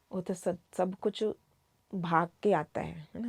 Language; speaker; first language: Hindi; non-native, local second language; Punjabi